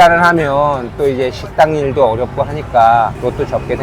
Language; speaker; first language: Korean; native; Korean